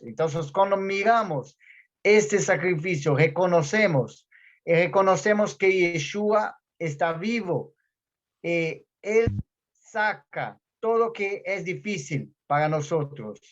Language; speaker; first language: Spanish; non-native, fluent; Portuguese